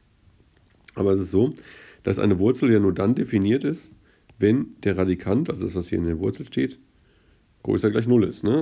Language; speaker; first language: German; native; German